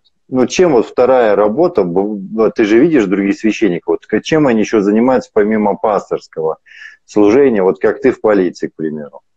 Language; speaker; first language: Russian; native; Russian